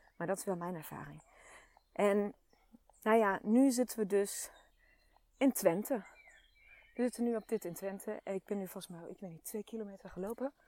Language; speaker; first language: Dutch; native; Dutch